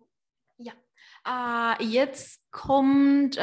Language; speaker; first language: German; non-native, learner; Spanish